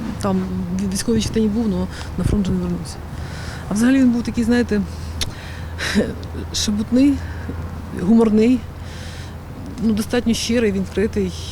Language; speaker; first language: Ukrainian; native; Ukrainian